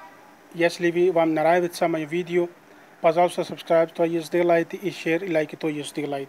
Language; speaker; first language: Russian; non-native, learner; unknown